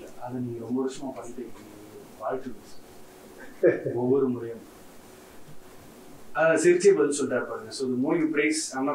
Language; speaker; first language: Tamil; native; Tamil